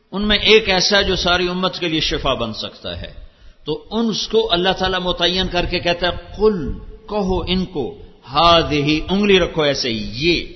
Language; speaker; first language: Urdu; non-native, local second language; Punjabi